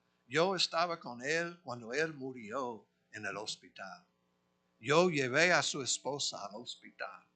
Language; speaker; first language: Spanish; non-native, fluent; English